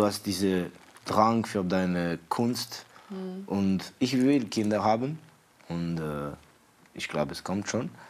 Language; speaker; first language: German; non-native, fluent; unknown